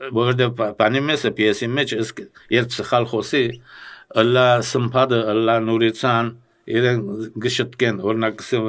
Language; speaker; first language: Armenian; early bilingual, heritage; Armenian